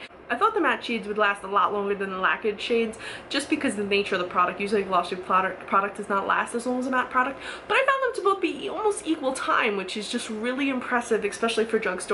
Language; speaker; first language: English; native; English